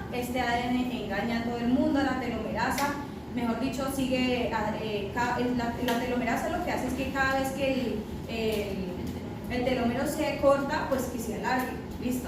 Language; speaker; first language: Spanish; native; Spanish